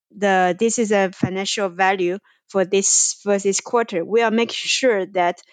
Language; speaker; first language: English; non-native, fluent; Chinese